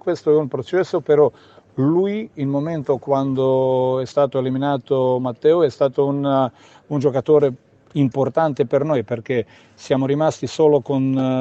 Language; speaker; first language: Italian; non-native, fluent; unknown